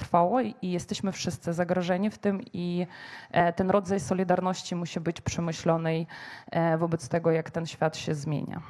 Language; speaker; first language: Polish; non-native, fluent; Ukrainian